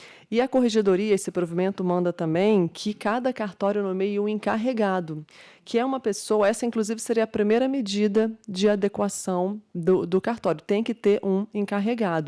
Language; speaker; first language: Portuguese; native; Portuguese